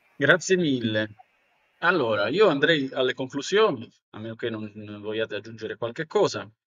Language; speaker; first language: Italian; native; Italian